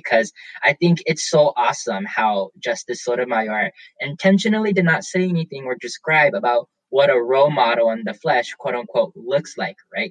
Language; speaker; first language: English; native; English